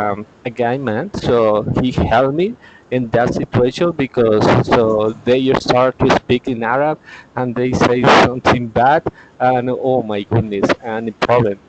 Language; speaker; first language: English; non-native, learner; Spanish